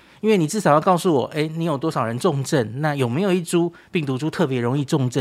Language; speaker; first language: Chinese; native; Chinese